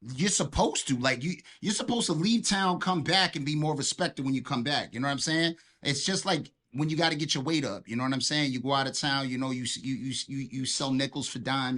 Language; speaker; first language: English; native; English